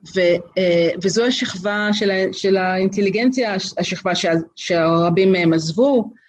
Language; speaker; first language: Hebrew; native; Hebrew